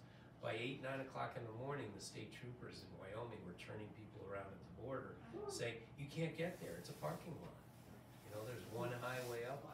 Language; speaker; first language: English; native; English